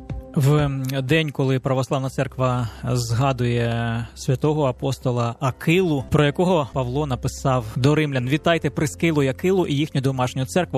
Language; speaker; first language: Ukrainian; native; Ukrainian